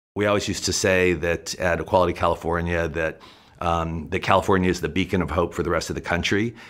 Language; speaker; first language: English; native; English